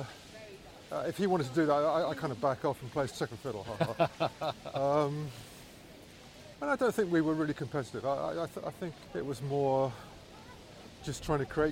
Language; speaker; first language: English; native; English